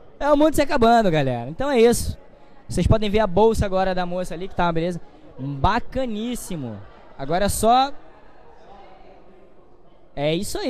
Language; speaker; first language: Portuguese; native; Portuguese